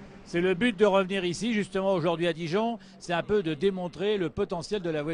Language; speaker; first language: French; native; French